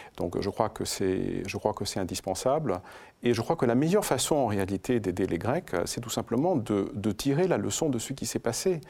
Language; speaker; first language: French; non-native, fluent; Greek